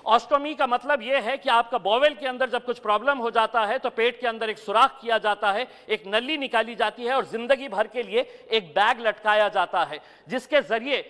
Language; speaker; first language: Hindi; non-native, local second language; Urdu